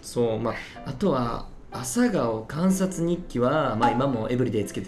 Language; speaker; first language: Japanese; native; Japanese